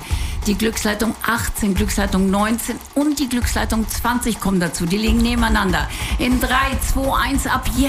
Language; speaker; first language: German; native; German